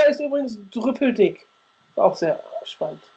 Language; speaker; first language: German; native; German